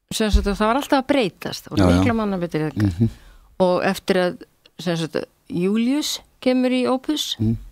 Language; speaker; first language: Icelandic; native; Icelandic